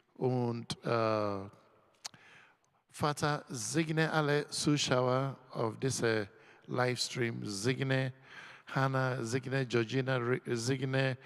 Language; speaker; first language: German; non-native, learner; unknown